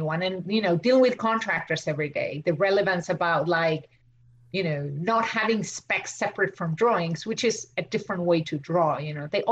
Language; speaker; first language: English; non-native, fluent; Spanish